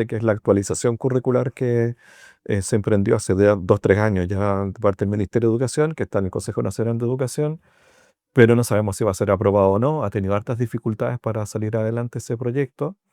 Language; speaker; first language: Spanish; native; Spanish